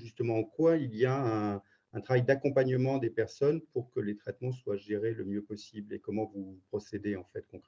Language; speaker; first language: French; native; French